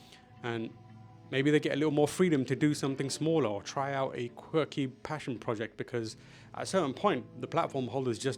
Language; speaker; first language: English; native; English